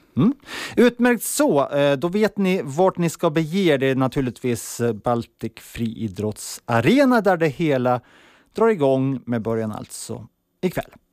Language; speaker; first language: Swedish; native; Swedish